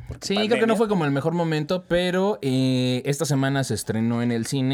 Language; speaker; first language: Spanish; native; Spanish